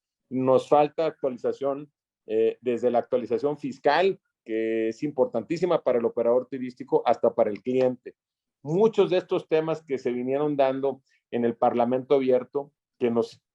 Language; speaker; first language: Spanish; native; Spanish